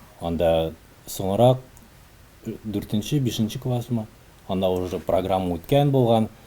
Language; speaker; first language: Tatar; early bilingual, heritage; Tatar